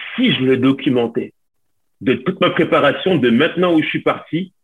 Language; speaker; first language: French; native; French